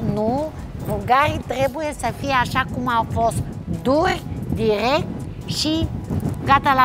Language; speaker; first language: Romanian; non-native, fluent; Bulgarian